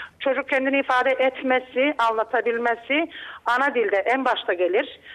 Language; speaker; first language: Turkish; native; Turkish